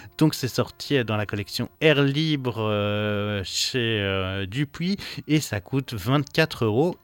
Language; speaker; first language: French; native; French